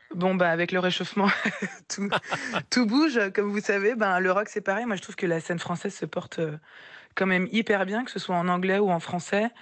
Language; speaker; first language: French; native; French